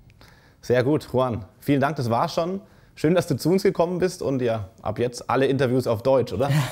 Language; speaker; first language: German; native; German